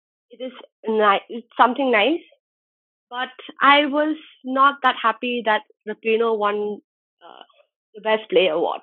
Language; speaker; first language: English; non-native, local second language; Khasi